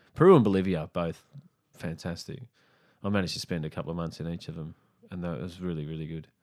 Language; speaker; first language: English; native; English